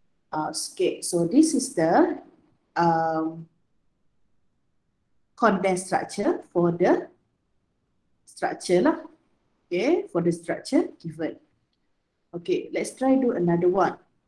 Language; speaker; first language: English; non-native, local second language; Malay